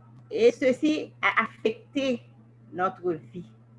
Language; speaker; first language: French; native; French